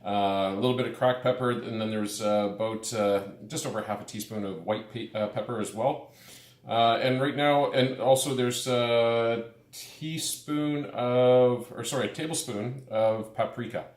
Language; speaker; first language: English; native; English